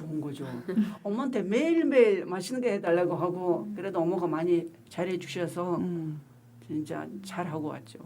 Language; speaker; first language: Korean; non-native, fluent; Mongolian